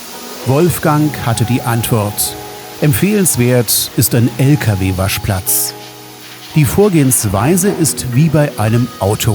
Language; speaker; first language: German; native; German